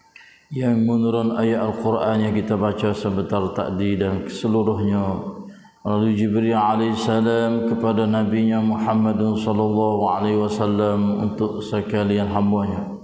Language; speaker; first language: Malay; native; Malay